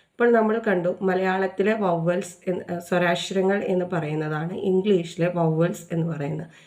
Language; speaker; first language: Malayalam; native; Malayalam